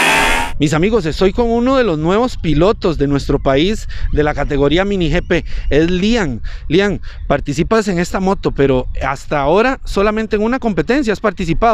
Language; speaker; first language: Spanish; native; Spanish